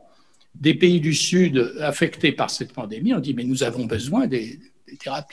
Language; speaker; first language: French; native; French